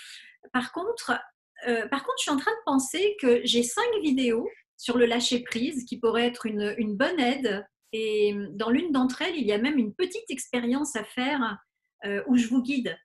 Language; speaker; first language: French; native; French